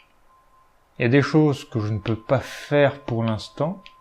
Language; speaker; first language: French; native; French